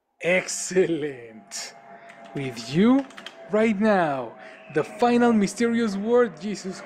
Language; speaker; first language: English; non-native, fluent; Spanish